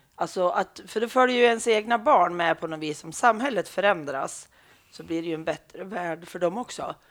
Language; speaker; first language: Swedish; native; Swedish